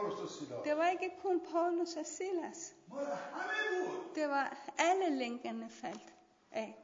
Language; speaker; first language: Danish; non-native, learner; Persian